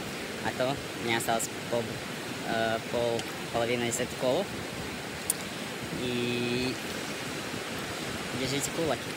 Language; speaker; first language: Russian; non-native, learner; Latvian